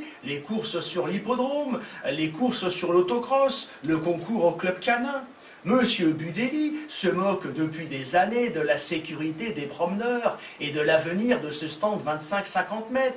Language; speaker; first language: French; native; French